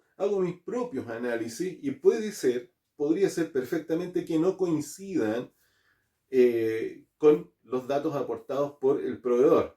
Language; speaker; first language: Spanish; native; Spanish